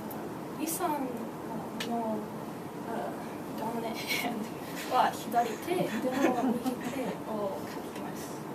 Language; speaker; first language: Japanese; non-native, learner; English